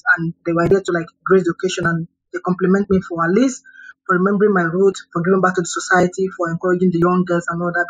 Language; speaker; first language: English; non-native, local second language; Yoruba